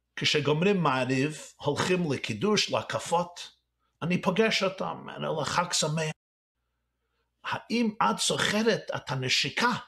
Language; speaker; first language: Hebrew; early bilingual, heritage; Hebrew